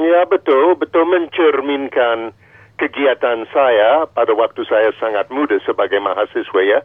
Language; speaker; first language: Indonesian; non-native, fluent; English